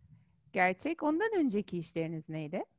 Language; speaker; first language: Turkish; native; Turkish